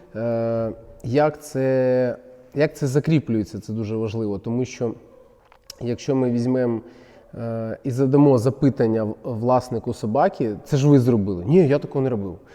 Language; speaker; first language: Ukrainian; non-native, local second language; Russian